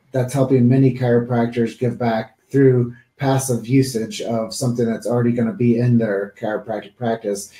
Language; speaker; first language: English; native; English